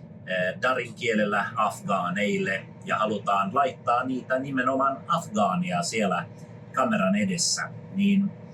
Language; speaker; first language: Finnish; non-native, fluent; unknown